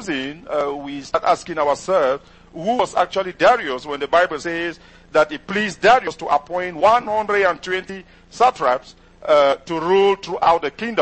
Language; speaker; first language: English; non-native, local second language; French